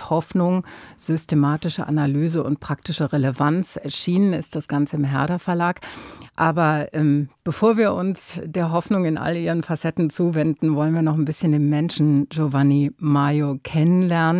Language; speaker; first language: German; native; German